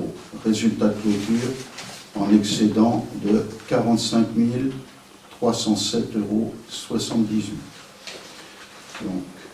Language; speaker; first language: French; native; French